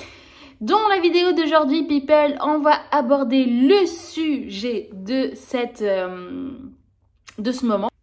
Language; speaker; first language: French; non-native, local second language; Arabic